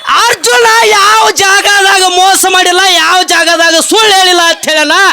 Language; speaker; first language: Kannada; native; Kannada